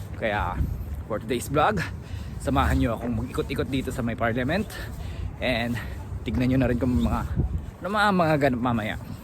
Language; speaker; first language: Filipino; non-native, local second language; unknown